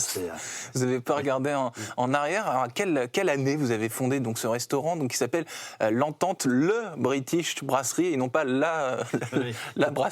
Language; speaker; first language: French; native; French